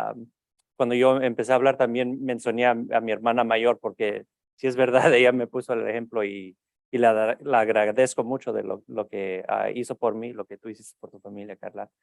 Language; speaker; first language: Spanish; early bilingual, heritage; Spanish